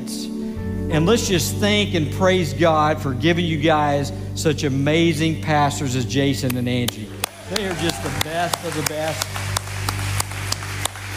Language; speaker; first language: English; native; English